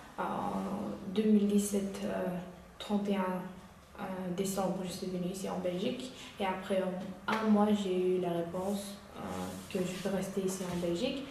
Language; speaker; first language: French; non-native, learner; Uyghur